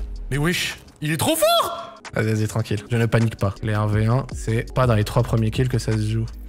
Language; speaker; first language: French; native; French